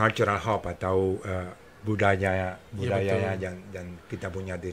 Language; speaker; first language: Indonesian; non-native, fluent; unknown